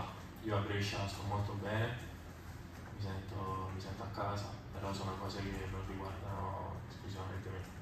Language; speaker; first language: Italian; native; Italian